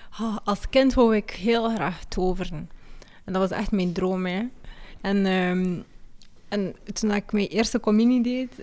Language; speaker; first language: Dutch; early bilingual, other home language; Amharic